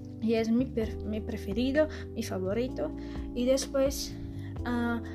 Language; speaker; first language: Spanish; non-native, learner; Portuguese